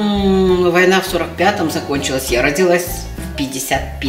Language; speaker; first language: Russian; native; Russian